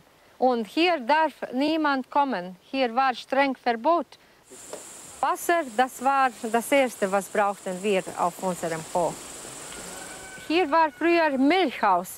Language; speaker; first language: German; non-native, learner; Latvian